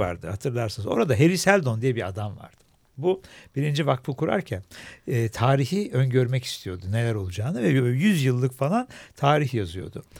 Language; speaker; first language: Turkish; native; Turkish